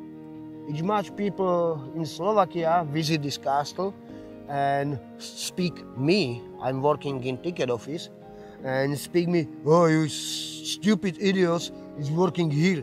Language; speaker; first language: English; non-native, learner; Slovak